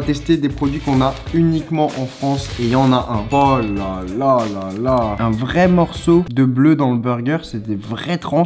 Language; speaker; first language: French; native; French